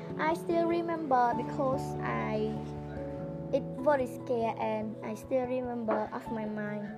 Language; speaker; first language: English; non-native, learner; Khmer